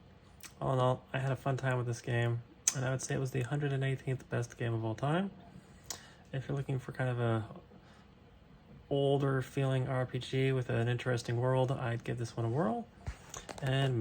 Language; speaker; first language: English; native; English